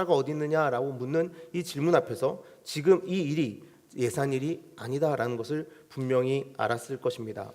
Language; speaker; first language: Korean; native; Korean